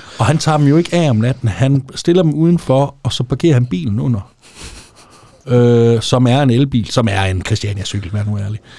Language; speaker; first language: Danish; native; Danish